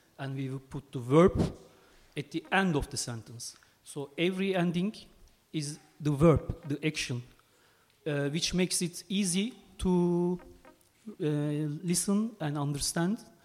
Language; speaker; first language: English; non-native, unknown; Turkish